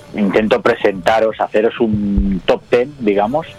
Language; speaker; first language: Spanish; native; Spanish